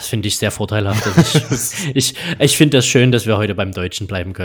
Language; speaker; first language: German; native; German